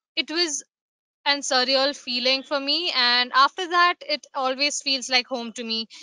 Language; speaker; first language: English; non-native, local second language; Gujarati